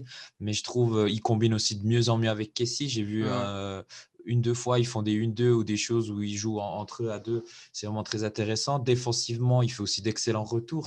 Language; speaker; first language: French; native; French